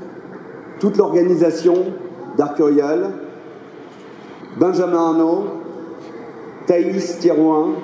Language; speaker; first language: French; native; French